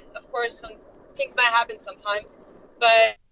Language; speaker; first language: English; non-native, fluent; French